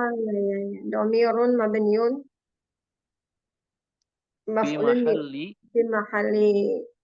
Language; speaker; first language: Arabic; non-native, learner; Indonesian